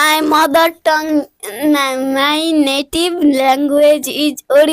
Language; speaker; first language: English; non-native, learner; Odia